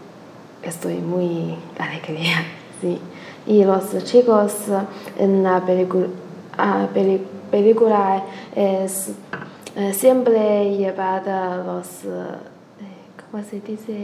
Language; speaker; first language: Spanish; non-native, learner; Chinese